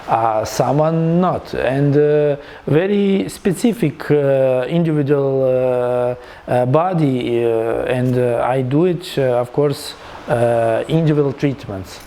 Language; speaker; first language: English; non-native, learner; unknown